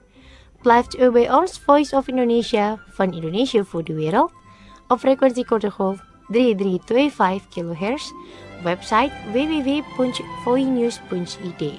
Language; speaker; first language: Dutch; non-native, learner; Indonesian